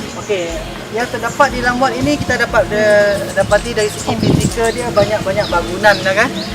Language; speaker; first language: Malay; non-native, local second language; Thai